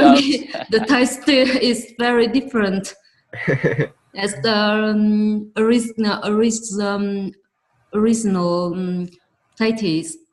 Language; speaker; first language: English; non-native, learner; Vietnamese